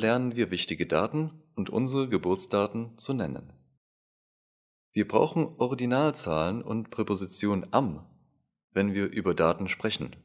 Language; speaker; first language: German; non-native, fluent; Russian